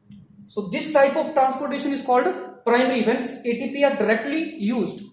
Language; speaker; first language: English; non-native, local second language; Hindi